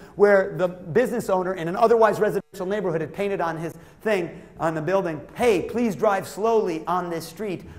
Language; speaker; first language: English; native; English